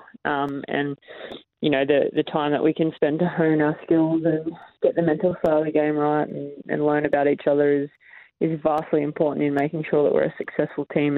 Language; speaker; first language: English; native; English